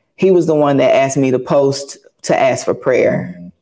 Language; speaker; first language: English; native; English